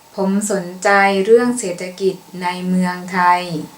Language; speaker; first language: Thai; native; Thai